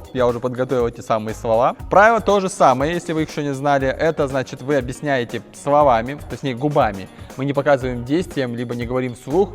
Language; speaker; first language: Russian; native; Russian